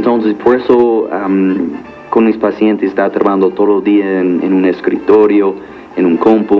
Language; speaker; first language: Spanish; non-native, learner; English